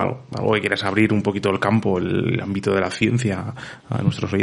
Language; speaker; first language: Spanish; native; Spanish